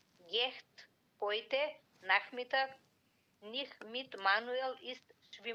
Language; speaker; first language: German; non-native, learner; Macedonian